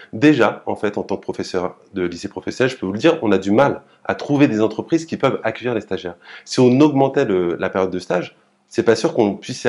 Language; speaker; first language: French; native; French